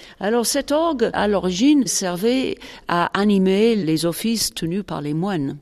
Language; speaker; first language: French; native; French